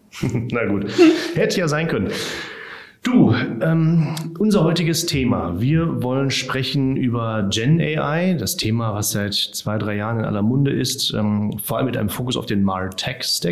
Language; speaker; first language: German; native; German